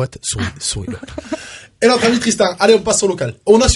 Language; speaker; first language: French; native; French